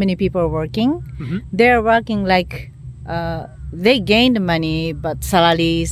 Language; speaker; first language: English; non-native, learner; Japanese